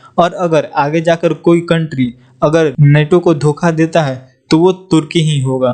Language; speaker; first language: Hindi; native; Hindi